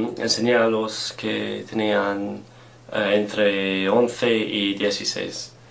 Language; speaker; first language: Spanish; non-native, learner; English